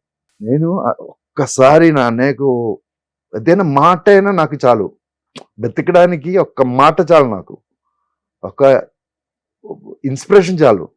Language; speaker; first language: Telugu; non-native, fluent; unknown